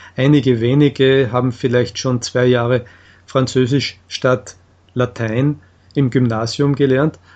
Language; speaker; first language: German; native; German